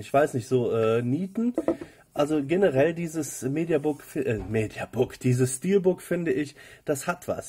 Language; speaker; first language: German; native; German